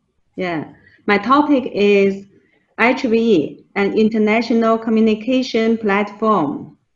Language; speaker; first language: English; non-native, fluent; Chinese